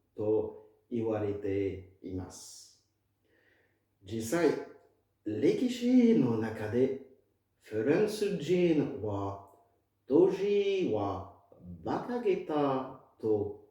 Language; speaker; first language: Japanese; non-native, fluent; French